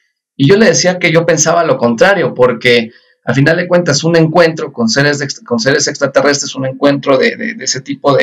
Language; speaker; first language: Spanish; native; Spanish